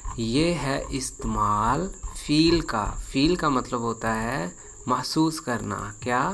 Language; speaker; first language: Urdu; native; Urdu